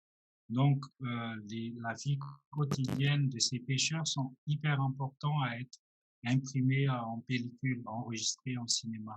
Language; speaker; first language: French; non-native, local second language; Malagasy